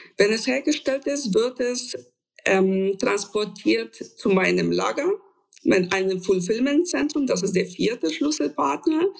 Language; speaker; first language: German; non-native, fluent; Polish